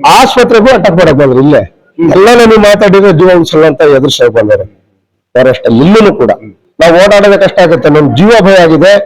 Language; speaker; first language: Kannada; native; Kannada